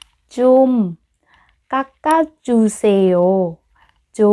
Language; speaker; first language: Korean; non-native, fluent; Lao